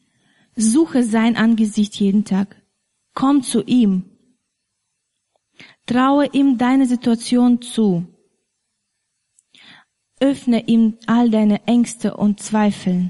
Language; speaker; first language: German; non-native, fluent; Russian